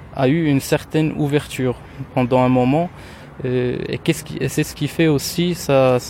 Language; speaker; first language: French; non-native, local second language; Arabic